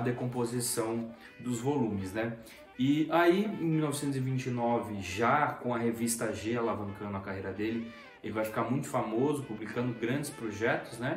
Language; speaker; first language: Portuguese; native; Portuguese